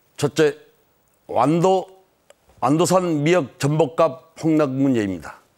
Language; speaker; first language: Korean; native; Korean